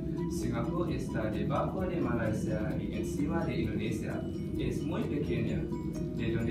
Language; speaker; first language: Spanish; non-native, learner; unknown